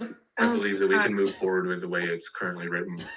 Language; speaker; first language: English; native; English